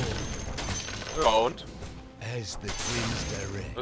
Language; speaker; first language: German; native; German